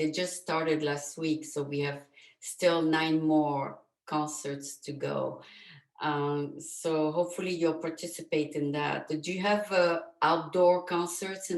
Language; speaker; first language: English; non-native, fluent; French